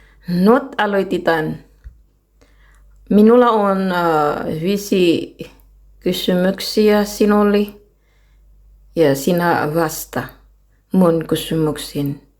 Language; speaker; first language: Finnish; non-native, learner; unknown